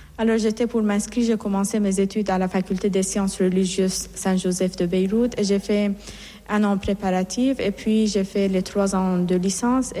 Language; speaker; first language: French; non-native, fluent; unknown